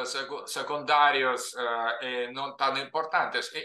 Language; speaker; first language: Spanish; non-native, fluent; Russian